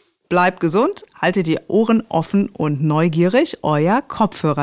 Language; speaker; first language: German; native; German